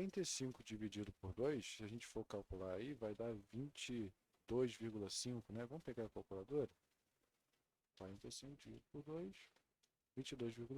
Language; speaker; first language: Portuguese; native; Portuguese